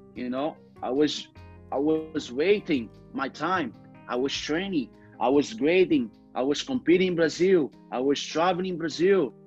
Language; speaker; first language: English; non-native, learner; Portuguese